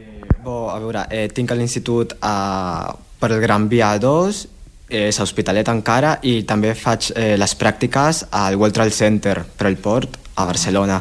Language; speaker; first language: Catalan; non-native, fluent; Spanish